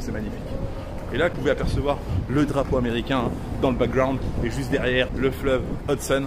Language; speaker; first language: French; native; French